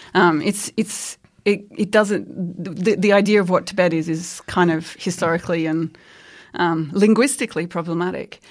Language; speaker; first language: English; native; English